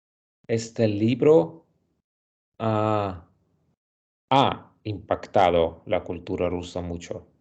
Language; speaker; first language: Spanish; non-native, learner; Russian